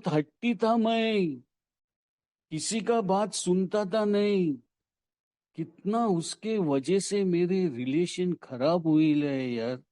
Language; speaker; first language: Hindi; non-native, local second language; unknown